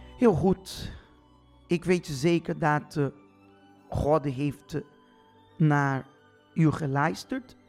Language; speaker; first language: Dutch; non-native, fluent; Portuguese